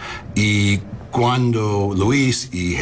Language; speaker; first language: Spanish; non-native, learner; English